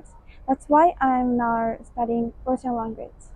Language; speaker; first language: English; non-native, learner; Japanese